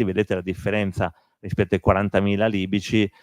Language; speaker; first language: Italian; native; Italian